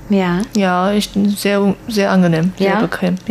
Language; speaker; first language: German; non-native, learner; Chinese